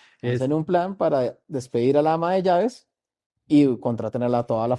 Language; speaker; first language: Spanish; native; Spanish